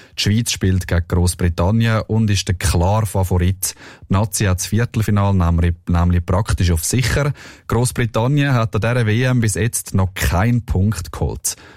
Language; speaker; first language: German; native; German